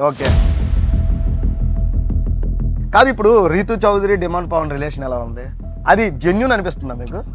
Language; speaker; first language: Telugu; native; Telugu